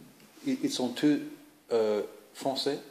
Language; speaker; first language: French; non-native, learner; English